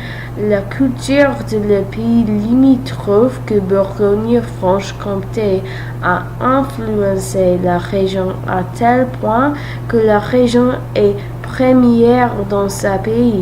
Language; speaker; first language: French; non-native, learner; English